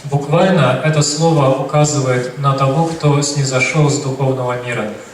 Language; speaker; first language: Russian; native; Russian